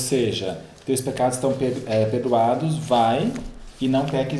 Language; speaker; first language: Portuguese; native; Portuguese